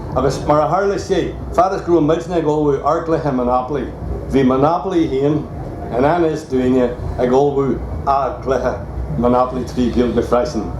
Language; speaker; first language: Irish; non-native, local second language; English